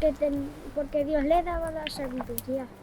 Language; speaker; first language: Spanish; native; Spanish